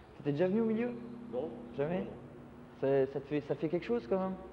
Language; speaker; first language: French; native; French